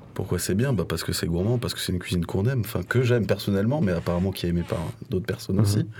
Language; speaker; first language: French; native; French